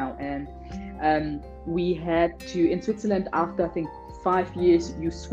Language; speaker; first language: English; non-native, fluent; German